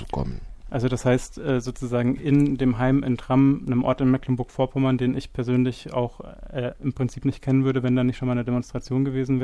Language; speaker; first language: German; native; German